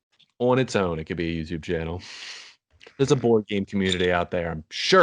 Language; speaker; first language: English; native; English